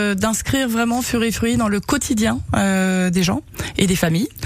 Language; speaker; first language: French; early bilingual, heritage; Japanese